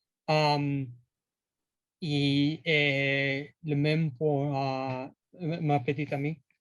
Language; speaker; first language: French; non-native, learner; English